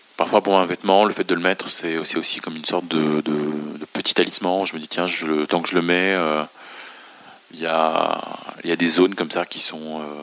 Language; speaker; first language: French; non-native, local second language; Arabic